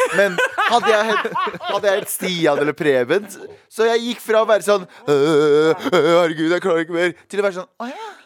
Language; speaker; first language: Norwegian; early bilingual, other home language; Kurdish